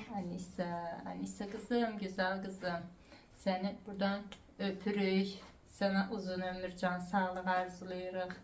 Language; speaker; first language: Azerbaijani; early bilingual, heritage; Azerbaijani